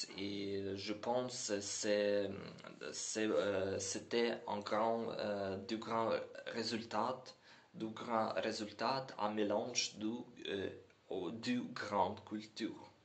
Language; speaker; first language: French; non-native, learner; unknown